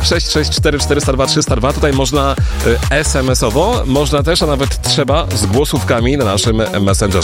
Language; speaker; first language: Polish; native; Polish